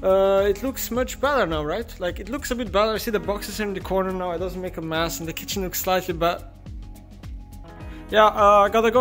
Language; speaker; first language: English; non-native, fluent; Slovenian